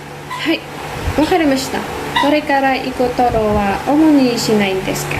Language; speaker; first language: Japanese; non-native, learner; Filipino